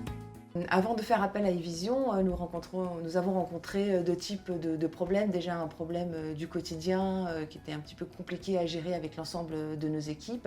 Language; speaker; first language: French; native; French